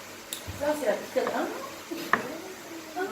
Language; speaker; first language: French; native; French